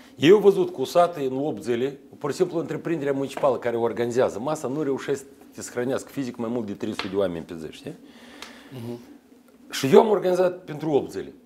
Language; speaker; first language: Romanian; native; Romanian